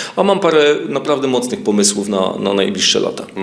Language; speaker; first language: Polish; native; Polish